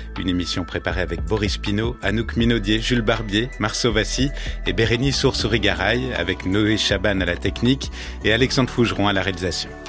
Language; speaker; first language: French; native; French